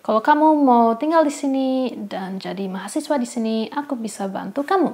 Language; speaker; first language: Indonesian; early bilingual, heritage; Indonesian